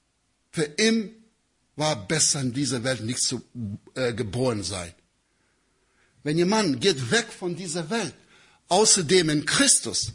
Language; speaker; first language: German; non-native, learner; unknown